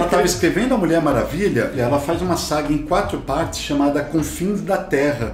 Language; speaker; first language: Portuguese; native; Portuguese